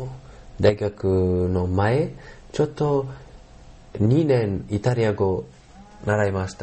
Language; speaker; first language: Japanese; non-native, learner; Arabic